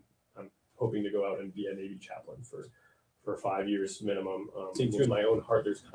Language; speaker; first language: English; native; English